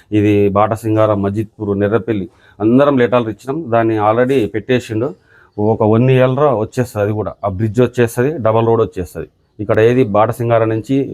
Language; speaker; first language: Telugu; native; Telugu